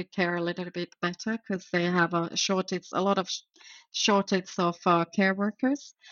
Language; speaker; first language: English; non-native, fluent; Finnish